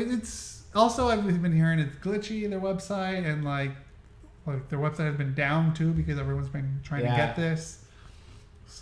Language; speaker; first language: English; native; English